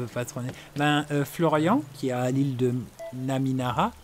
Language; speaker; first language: French; native; French